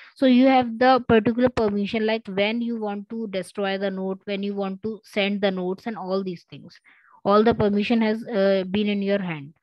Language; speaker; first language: English; non-native, local second language; Hindi